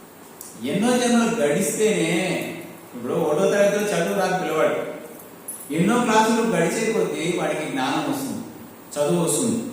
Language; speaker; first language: Telugu; native; Telugu